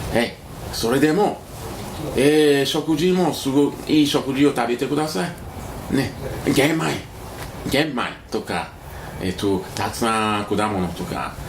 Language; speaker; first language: Japanese; non-native, learner; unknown